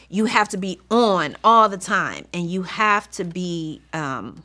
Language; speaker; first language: English; native; English